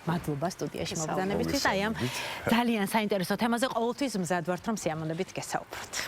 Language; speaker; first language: Georgian; native; Georgian